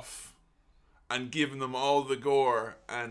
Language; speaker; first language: English; native; English